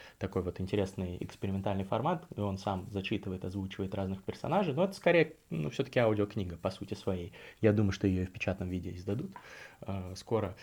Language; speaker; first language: Russian; native; Russian